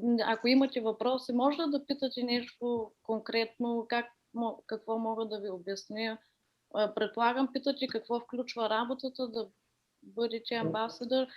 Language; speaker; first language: Bulgarian; early bilingual, heritage; Danish